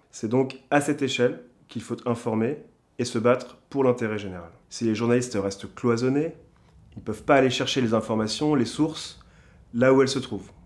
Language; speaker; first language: French; native; French